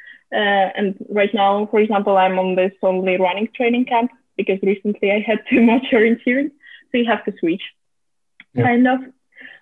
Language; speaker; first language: English; non-native, fluent; Russian